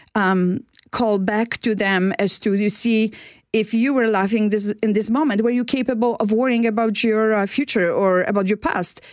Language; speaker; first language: English; non-native, fluent; Polish